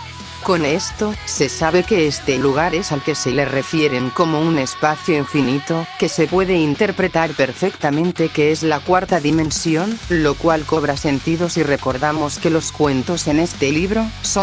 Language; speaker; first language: Spanish; native; Spanish